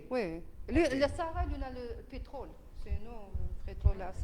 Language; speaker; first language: French; non-native, learner; Arabic